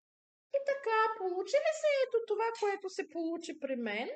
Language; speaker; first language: Bulgarian; native; Bulgarian